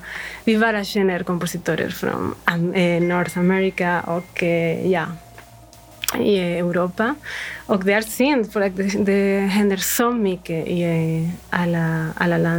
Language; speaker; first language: Swedish; non-native, fluent; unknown